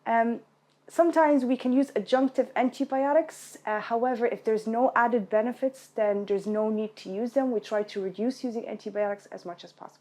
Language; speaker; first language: English; non-native, fluent; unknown